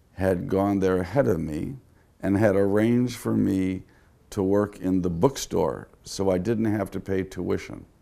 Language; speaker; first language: English; native; English